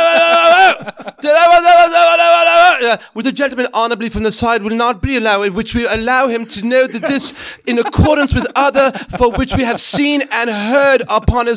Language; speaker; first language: English; non-native, fluent; Hebrew